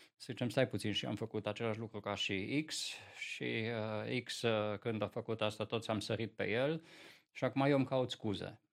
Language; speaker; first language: Romanian; non-native, local second language; Hungarian